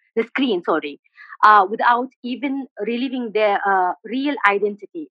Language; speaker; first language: English; non-native, fluent; Arabic